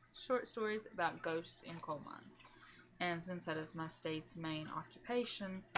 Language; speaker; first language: English; native; English